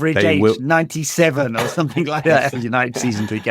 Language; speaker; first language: English; native; English